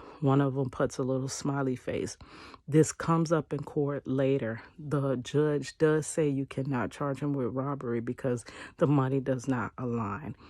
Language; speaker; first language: English; native; English